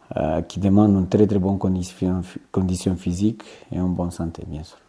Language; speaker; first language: French; non-native, fluent; Romanian